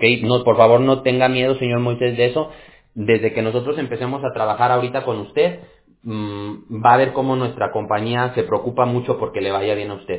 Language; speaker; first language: Spanish; native; Spanish